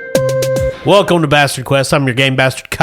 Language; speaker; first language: English; native; English